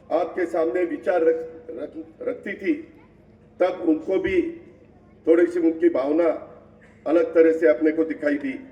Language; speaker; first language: Hindi; non-native, local second language; Marathi